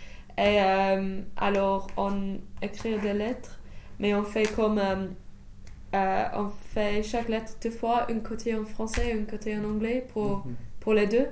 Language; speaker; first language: French; non-native, fluent; English